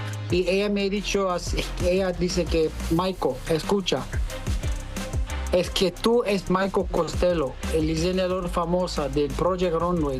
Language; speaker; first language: Spanish; non-native, learner; English